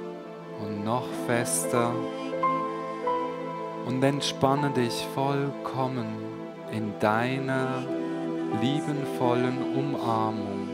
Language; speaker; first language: German; native; German